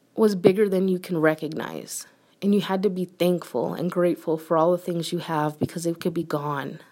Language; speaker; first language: English; native; English